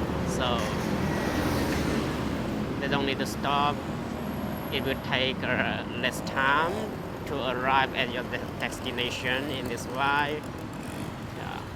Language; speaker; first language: English; non-native, fluent; Chinese